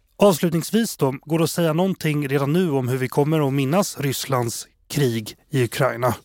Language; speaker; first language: Swedish; native; Swedish